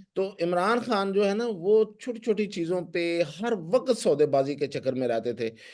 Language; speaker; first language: Urdu; non-native, local second language; Punjabi